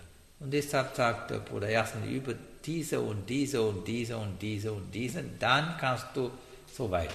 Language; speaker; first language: German; non-native, learner; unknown